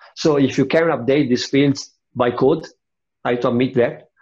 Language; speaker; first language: English; non-native, fluent; Italian